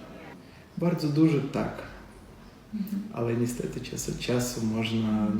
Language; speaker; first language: Polish; non-native, learner; Ukrainian